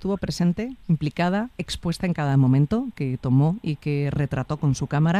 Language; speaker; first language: Spanish; native; Spanish